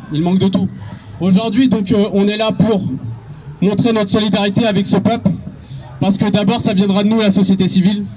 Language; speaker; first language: French; native; French